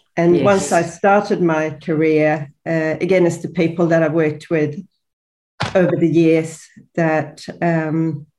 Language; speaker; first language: English; non-native, fluent; Swedish